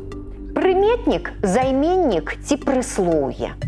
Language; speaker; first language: Belarusian; native; Belarusian